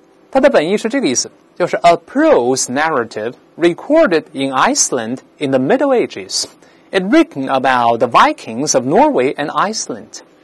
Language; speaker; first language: English; non-native, fluent; Chinese